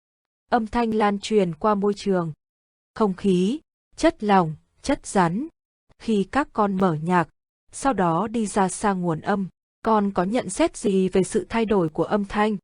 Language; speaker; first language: Vietnamese; native; Vietnamese